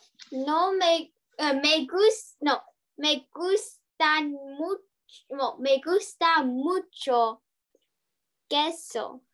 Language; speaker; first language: Spanish; non-native, learner; English